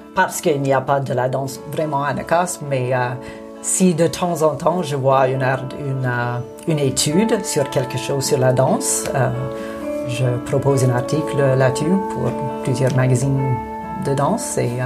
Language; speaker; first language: French; non-native, local second language; English